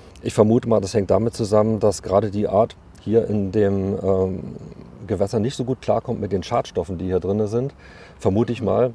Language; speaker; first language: German; native; German